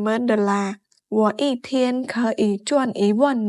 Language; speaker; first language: Chinese; non-native, fluent; Khmer